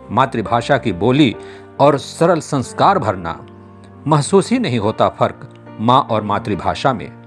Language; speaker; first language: Hindi; non-native, local second language; Bhojpuri